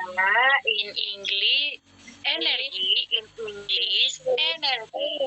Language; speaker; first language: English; non-native, learner; Indonesian